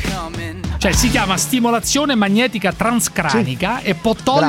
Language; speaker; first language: Italian; native; Italian